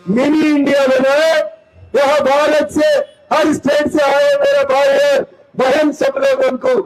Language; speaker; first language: Hindi; non-native, local second language; Telugu